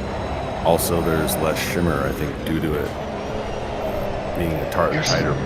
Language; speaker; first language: English; native; English